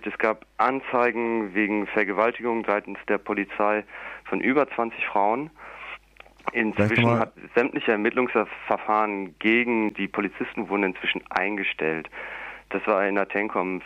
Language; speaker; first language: German; native; German